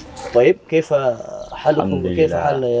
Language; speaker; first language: Arabic; non-native, fluent; Indonesian